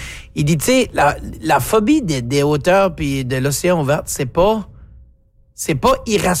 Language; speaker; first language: French; native; French